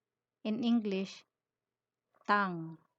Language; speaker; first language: English; non-native, local second language; Filipino